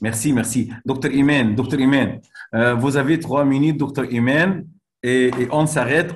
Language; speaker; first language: French; non-native, fluent; Arabic